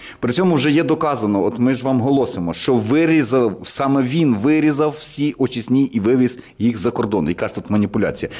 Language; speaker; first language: Ukrainian; non-native, local second language; Russian